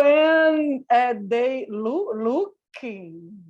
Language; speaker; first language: English; non-native, learner; Portuguese